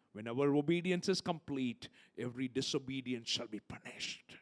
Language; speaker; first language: English; non-native, local second language; Tamil